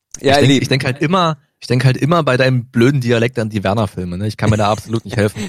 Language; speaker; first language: German; native; German